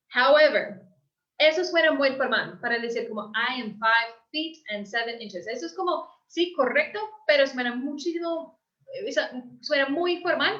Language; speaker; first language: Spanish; early bilingual, heritage; English